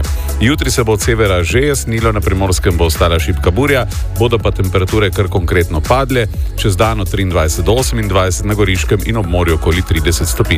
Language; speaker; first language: Slovenian; native; Slovenian